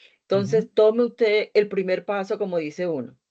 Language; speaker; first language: Spanish; native; Spanish